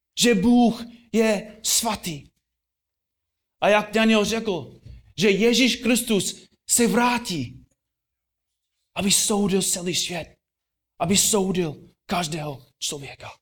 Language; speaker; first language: Czech; non-native, fluent; English